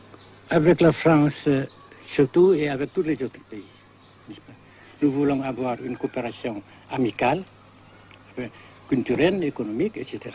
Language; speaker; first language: French; non-native, fluent; Vietnamese